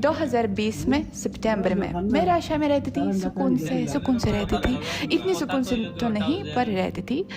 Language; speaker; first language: Hindi; non-native, fluent; Russian